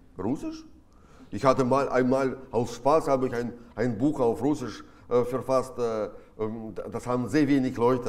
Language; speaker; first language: German; non-native, fluent; Russian